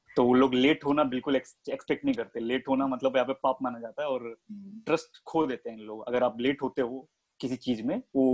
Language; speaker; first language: Hindi; native; Hindi